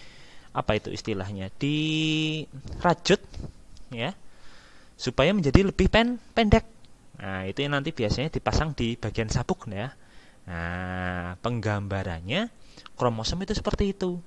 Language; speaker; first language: Indonesian; native; Indonesian